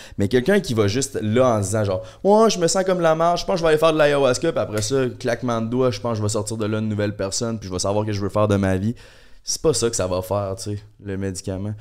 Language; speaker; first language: French; native; French